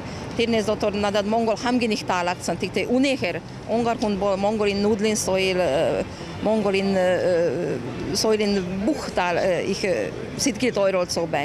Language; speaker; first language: Mongolian; non-native, fluent; Hungarian